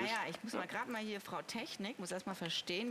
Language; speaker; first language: German; native; German